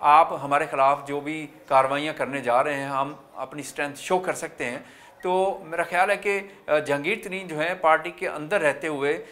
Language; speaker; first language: Urdu; native; Urdu